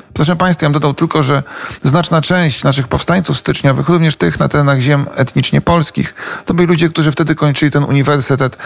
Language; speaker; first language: Polish; native; Polish